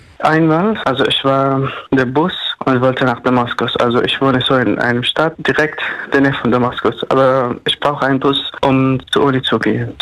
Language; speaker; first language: German; non-native, fluent; Arabic